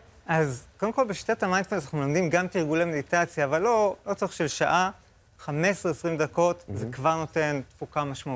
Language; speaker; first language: Hebrew; native; Hebrew